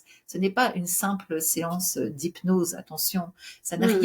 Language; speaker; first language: French; native; French